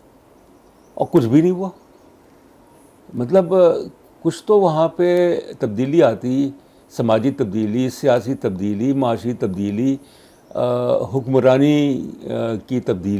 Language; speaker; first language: Urdu; native; Urdu